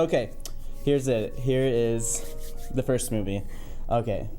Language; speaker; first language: English; native; English